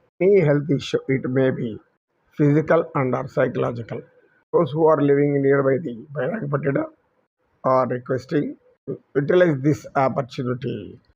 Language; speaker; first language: English; non-native, local second language; Telugu